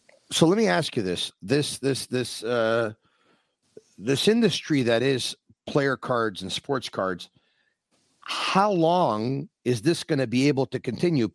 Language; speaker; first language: English; native; English